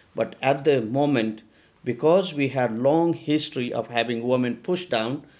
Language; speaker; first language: English; non-native, local second language; Nepali